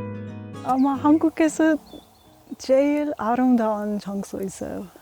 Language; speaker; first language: Korean; non-native, learner; English